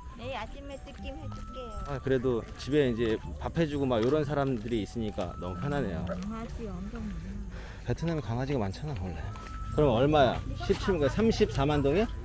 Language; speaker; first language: Korean; native; Korean